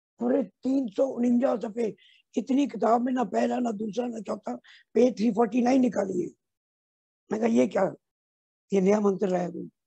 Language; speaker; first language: Hindi; non-native, local second language; Punjabi